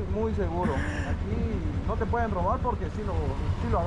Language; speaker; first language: Spanish; native; Spanish